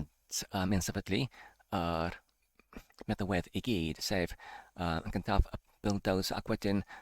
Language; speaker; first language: Welsh; non-native, learner; Polish